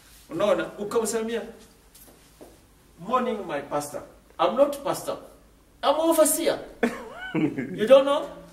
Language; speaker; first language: English; non-native, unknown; Swahili